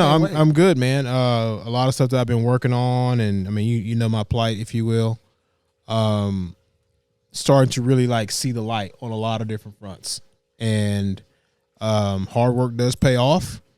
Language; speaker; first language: English; native; English